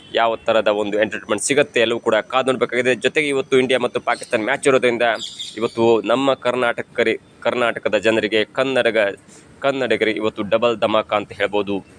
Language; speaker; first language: Kannada; native; Kannada